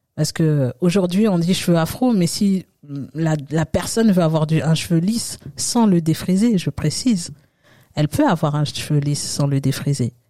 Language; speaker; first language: French; early bilingual, other home language; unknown